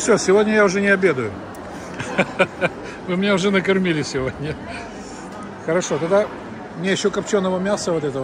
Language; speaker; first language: Russian; native; Russian